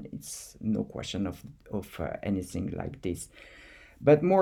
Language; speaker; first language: English; non-native, fluent; French